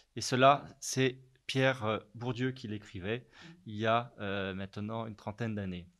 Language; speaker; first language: French; native; French